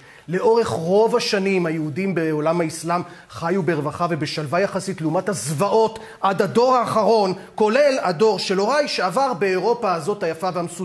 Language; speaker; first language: Hebrew; native; Hebrew